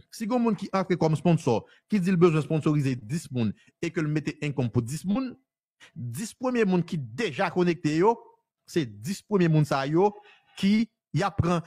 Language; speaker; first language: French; non-native, local second language; Haitian Creole